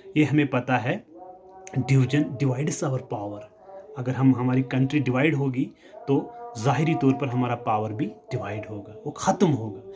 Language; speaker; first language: Hindi; non-native, local second language; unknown